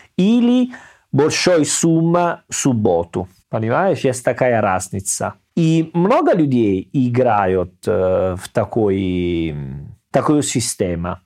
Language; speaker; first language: Russian; non-native, learner; Italian